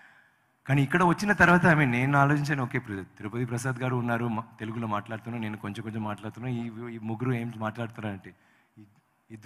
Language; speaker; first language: Telugu; non-native, learner; Tamil